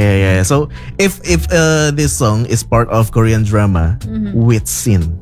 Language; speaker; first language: English; non-native, learner; Indonesian